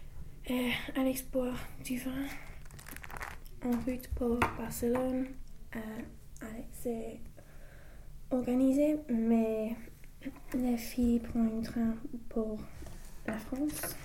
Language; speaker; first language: French; non-native, learner; English